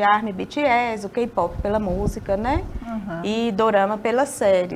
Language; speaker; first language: Portuguese; native; Portuguese